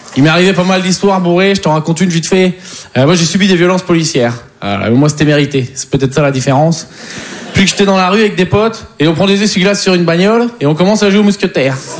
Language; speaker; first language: French; native; French